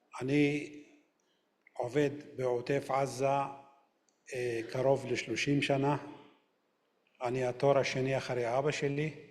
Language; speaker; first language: Hebrew; non-native, local second language; Arabic